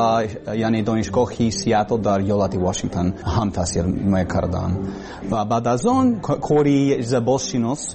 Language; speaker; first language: Persian; non-native, learner; English